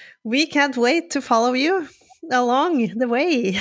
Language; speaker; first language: English; non-native, fluent; Norwegian